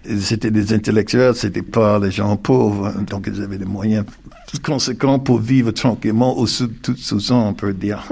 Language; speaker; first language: French; non-native, fluent; English